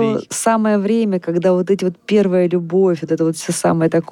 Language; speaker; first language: Russian; native; Russian